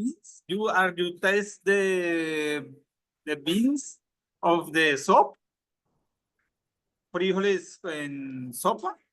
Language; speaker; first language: English; non-native, learner; Spanish